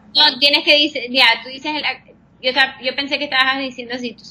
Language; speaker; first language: Spanish; non-native, fluent; English